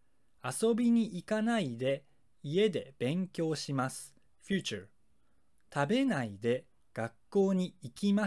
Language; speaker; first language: Japanese; non-native, fluent; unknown